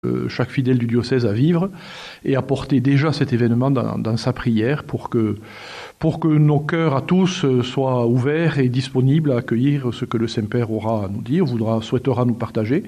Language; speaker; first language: French; native; French